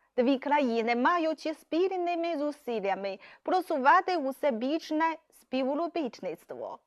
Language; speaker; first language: Ukrainian; non-native, fluent; Chinese